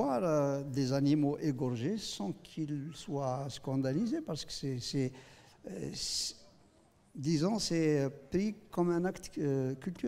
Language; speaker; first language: French; non-native, local second language; Kabyle